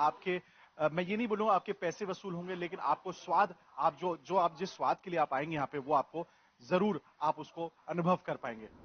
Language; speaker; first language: Hindi; native; Hindi